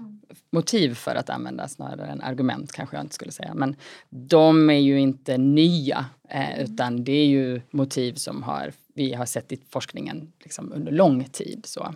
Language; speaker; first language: Swedish; native; Swedish